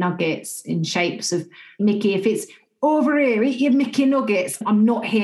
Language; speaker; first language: English; native; English